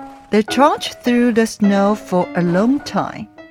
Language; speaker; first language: English; non-native, fluent; Chinese